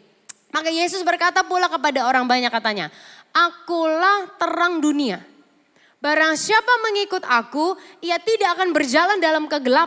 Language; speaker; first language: Indonesian; native; Indonesian